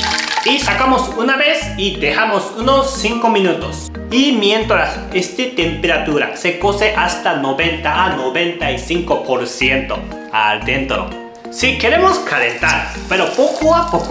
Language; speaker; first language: Spanish; non-native, fluent; Japanese